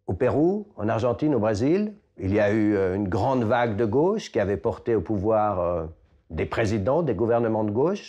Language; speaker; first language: French; native; French